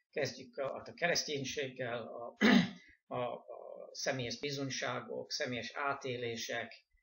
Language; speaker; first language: Hungarian; non-native, fluent; English